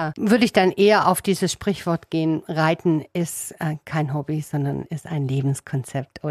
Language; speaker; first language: German; native; German